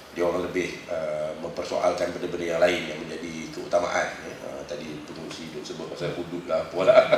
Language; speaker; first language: Malay; native; Malay